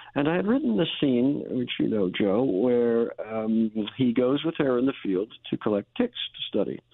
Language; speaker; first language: English; native; English